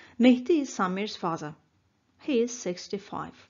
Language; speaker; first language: English; non-native, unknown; Azerbaijani